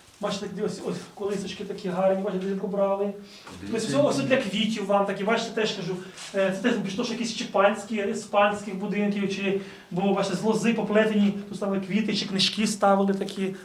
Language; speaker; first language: Ukrainian; native; Ukrainian